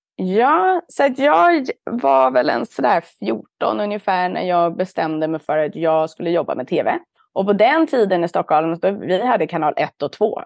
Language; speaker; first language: Swedish; native; Swedish